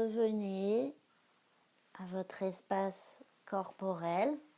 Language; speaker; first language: French; native; French